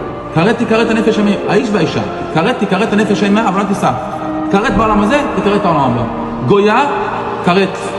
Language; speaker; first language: Hebrew; native; Hebrew